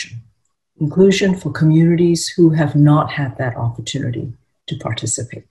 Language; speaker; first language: English; native; English